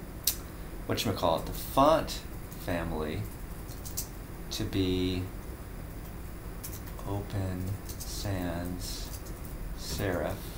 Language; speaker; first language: English; native; English